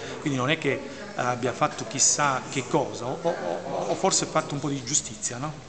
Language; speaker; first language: Italian; non-native, local second language; Albanian